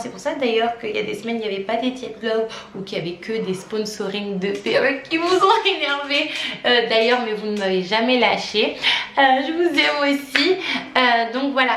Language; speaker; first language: French; native; French